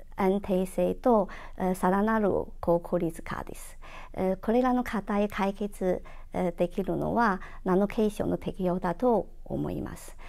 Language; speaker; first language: Japanese; non-native, fluent; Chinese